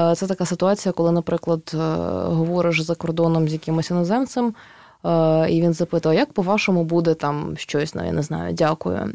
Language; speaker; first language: Ukrainian; native; Ukrainian